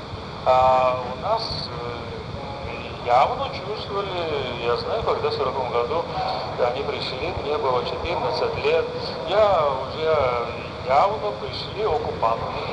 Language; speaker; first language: Russian; non-native, fluent; Lithuanian